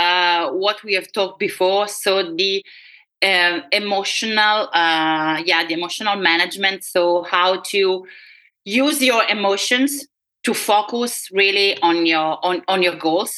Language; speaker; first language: English; non-native, fluent; Italian